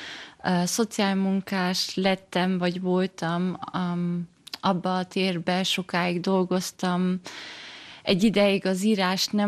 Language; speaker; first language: Hungarian; early bilingual, heritage; German